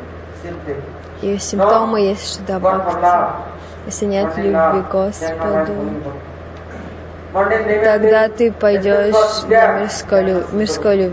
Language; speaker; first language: Russian; non-native, fluent; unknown